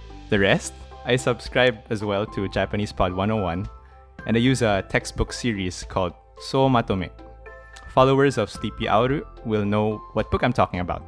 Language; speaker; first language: English; non-native, local second language; Filipino